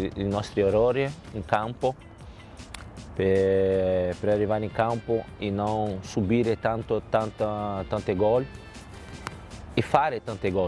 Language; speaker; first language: Italian; non-native, fluent; Portuguese